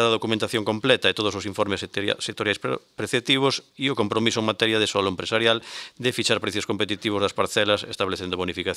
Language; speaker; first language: Galician; native; Galician